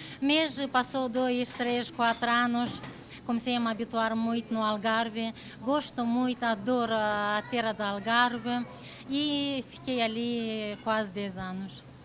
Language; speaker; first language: Portuguese; non-native, fluent; Romanian